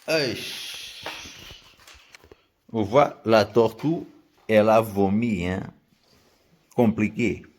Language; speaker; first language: French; native; French